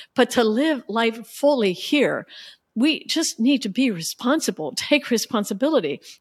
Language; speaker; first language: English; native; English